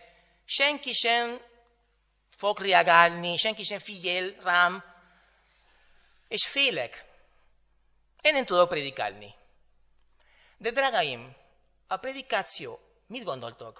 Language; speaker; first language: Hungarian; non-native, learner; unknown